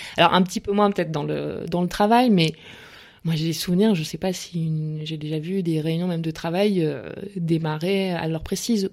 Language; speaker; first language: French; native; French